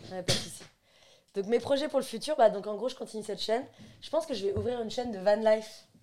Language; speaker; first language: French; native; French